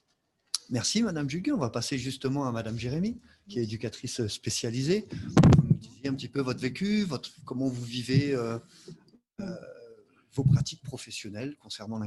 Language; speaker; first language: French; native; French